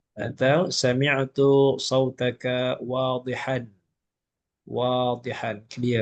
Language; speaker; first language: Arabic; non-native, fluent; Malay